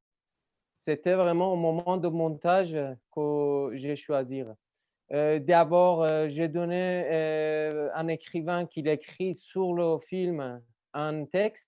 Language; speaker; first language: French; non-native, learner; Persian